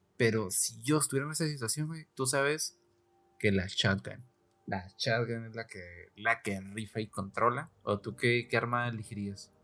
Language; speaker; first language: Spanish; native; Spanish